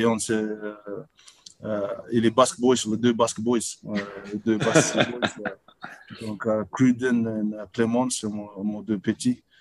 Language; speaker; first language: French; non-native, learner; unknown